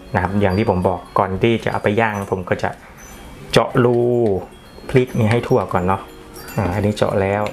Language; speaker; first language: Thai; non-native, local second language; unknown